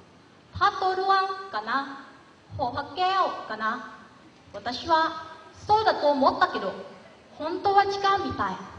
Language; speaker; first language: Japanese; non-native, learner; Lao